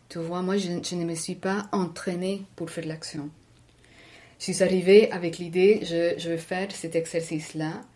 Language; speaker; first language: French; non-native, fluent; Spanish